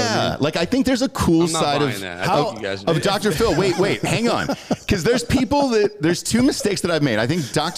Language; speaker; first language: English; native; English